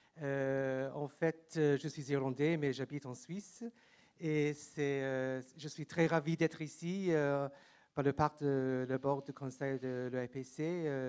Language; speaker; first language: French; non-native, fluent; English